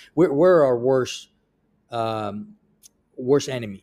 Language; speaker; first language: English; early bilingual, other home language; Spanish